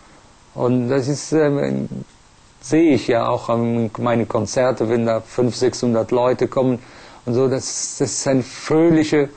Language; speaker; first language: German; non-native, fluent; Persian